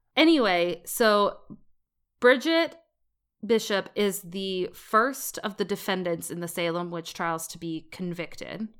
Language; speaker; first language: English; native; English